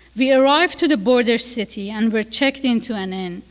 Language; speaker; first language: English; non-native, fluent; Persian